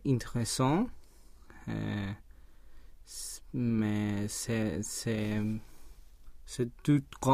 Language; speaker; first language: French; non-native, learner; Spanish